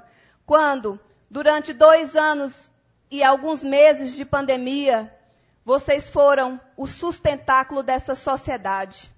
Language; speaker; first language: Portuguese; native; Portuguese